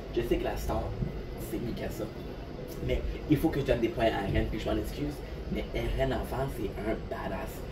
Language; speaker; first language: French; native; French